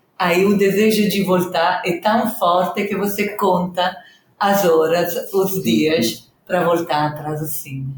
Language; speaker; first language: Portuguese; non-native, fluent; Italian